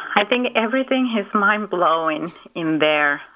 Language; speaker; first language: English; non-native, fluent; Spanish